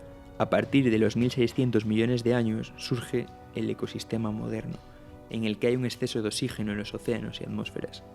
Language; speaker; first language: Spanish; native; Spanish